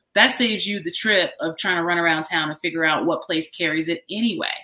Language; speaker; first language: English; native; English